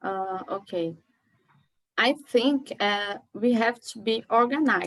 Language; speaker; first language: English; non-native, learner; Portuguese